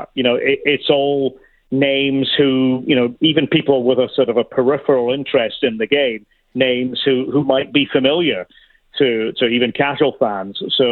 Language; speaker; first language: English; native; English